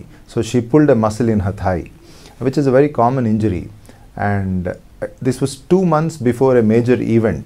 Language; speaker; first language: English; non-native, local second language; Telugu